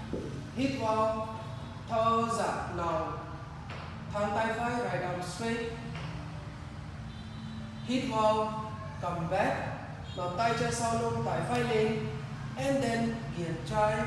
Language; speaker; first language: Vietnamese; non-native, learner; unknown